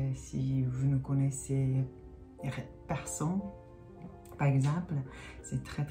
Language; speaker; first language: French; non-native, fluent; Japanese